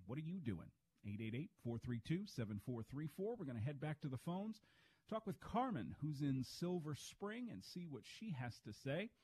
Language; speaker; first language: English; native; English